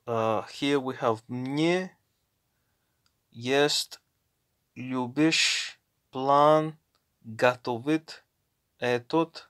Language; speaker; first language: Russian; non-native, learner; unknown